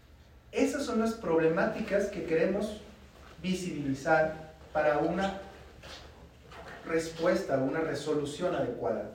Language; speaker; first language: Spanish; native; Spanish